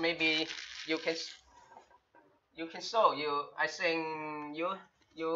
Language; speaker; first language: English; non-native, learner; Chinese